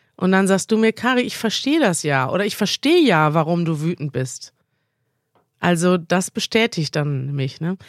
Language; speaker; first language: German; native; German